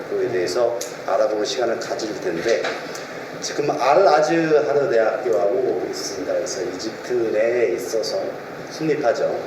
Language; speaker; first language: Korean; native; Korean